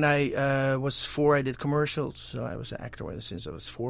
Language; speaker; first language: English; non-native, fluent; Dutch